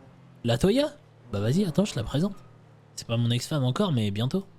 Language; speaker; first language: French; native; French